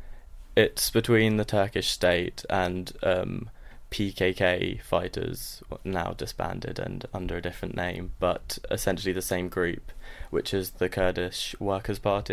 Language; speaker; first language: English; native; English